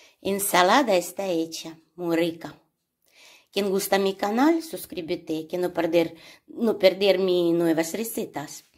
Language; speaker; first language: Spanish; non-native, learner; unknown